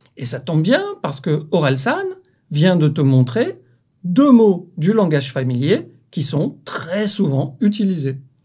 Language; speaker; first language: French; native; French